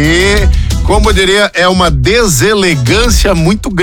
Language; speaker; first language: Portuguese; native; Portuguese